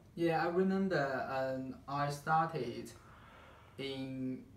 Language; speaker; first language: English; non-native, fluent; Chinese